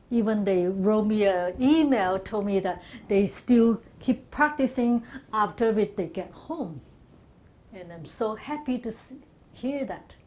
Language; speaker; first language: English; non-native, learner; Chinese